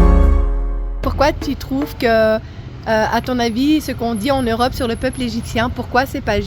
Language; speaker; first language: French; native; French